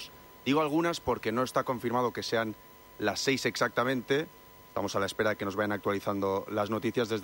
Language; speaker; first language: Spanish; native; Spanish